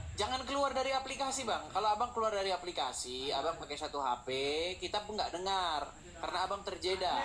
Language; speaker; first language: Indonesian; native; Indonesian